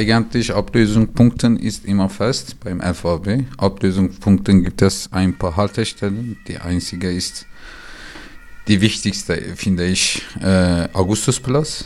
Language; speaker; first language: German; non-native, learner; Turkish